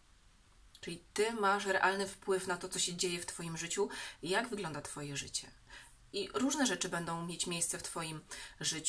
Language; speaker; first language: Polish; native; Polish